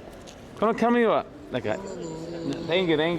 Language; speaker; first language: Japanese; non-native, learner; English